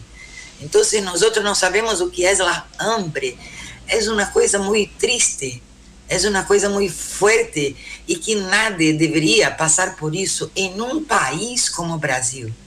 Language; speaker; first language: Spanish; non-native, learner; Portuguese